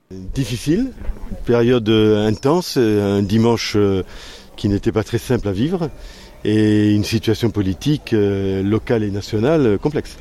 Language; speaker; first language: French; native; French